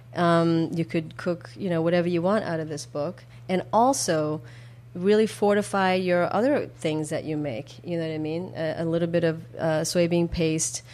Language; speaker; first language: English; early bilingual, other home language; Korean